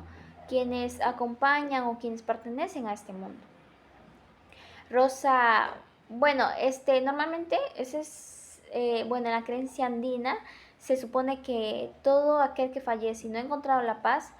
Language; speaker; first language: Spanish; native; Spanish